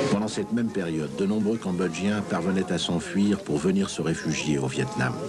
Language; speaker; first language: French; native; French